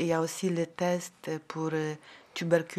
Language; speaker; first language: French; non-native, learner; Ukrainian